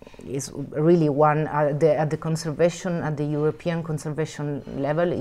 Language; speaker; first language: English; non-native, fluent; Italian